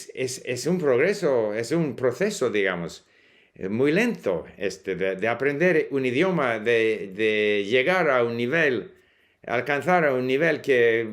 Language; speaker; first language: Spanish; non-native, fluent; English